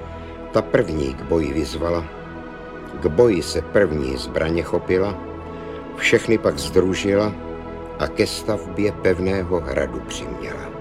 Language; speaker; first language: Czech; native; Czech